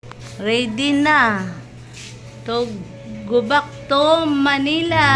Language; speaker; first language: Filipino; native; Filipino